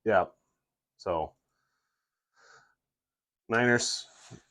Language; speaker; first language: English; native; English